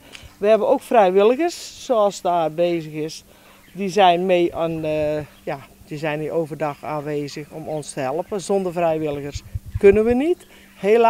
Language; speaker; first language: Dutch; native; Dutch